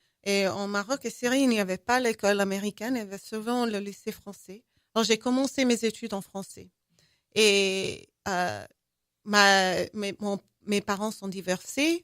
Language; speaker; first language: French; non-native, fluent; English